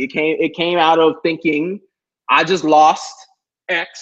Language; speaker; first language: English; native; English